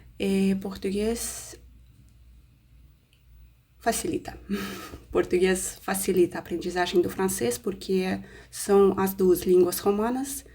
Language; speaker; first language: Portuguese; non-native, fluent; Russian